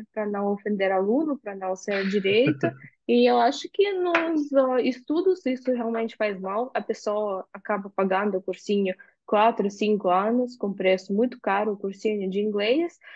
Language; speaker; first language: Portuguese; non-native, fluent; Russian